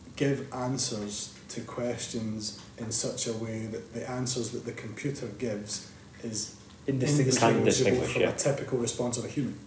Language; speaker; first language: English; native; English